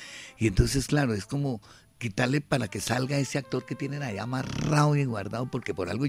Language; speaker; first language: Spanish; native; Spanish